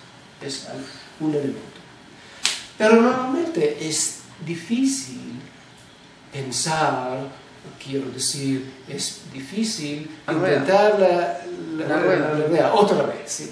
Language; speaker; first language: Spanish; non-native, fluent; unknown